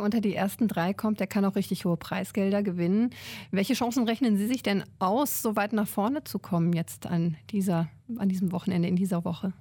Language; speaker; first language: German; native; German